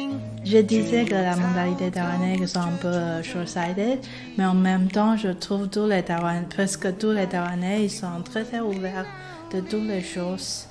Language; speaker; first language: French; non-native, fluent; Chinese